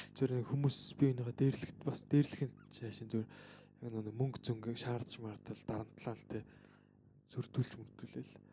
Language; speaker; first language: Mongolian; native; Mongolian